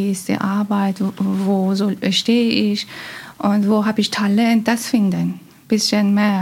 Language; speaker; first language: German; non-native, learner; Persian